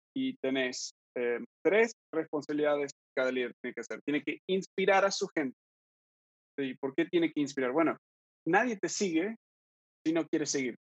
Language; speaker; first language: Spanish; early bilingual, other home language; English